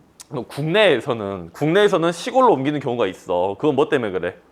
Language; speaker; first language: Korean; native; Korean